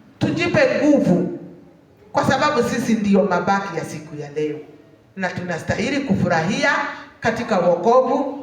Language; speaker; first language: Swahili; non-native, local second language; Kikuyu